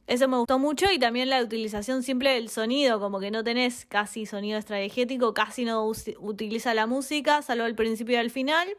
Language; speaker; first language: Spanish; native; Spanish